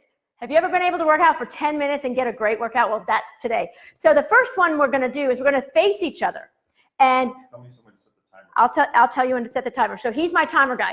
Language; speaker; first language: English; native; English